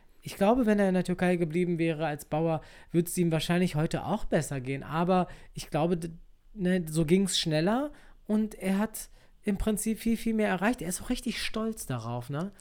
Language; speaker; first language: German; early bilingual, other home language; Turkish